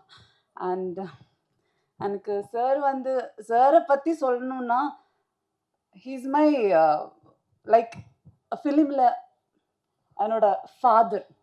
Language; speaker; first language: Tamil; non-native, learner; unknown